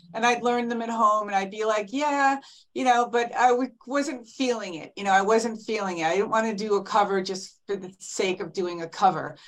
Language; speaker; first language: English; native; English